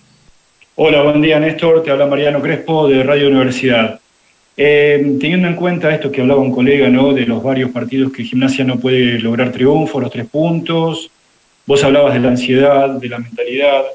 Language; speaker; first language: Spanish; native; Spanish